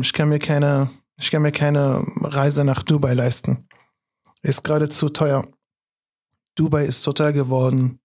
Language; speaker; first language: German; non-native, fluent; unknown